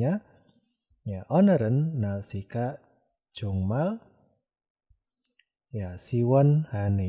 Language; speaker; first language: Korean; non-native, learner; Indonesian